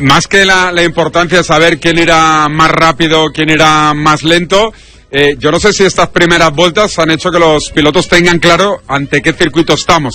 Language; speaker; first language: Spanish; native; Spanish